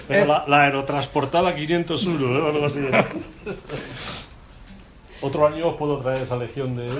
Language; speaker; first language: Spanish; native; Spanish